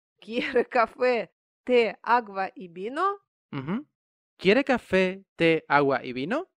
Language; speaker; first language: Spanish; non-native, fluent; Russian